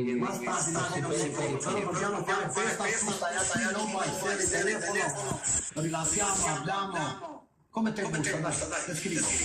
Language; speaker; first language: Italian; non-native, learner; Albanian